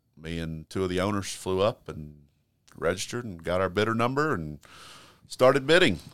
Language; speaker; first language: English; native; English